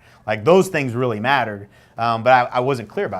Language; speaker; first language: English; native; English